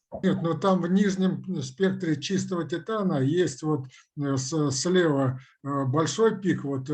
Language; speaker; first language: Russian; native; Russian